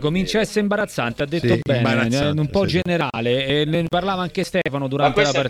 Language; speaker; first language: Italian; native; Italian